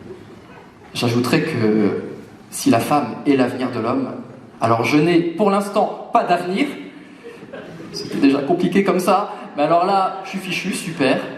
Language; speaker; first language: French; native; French